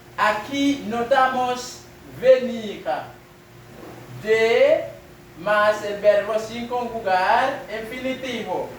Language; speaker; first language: Spanish; non-native, fluent; French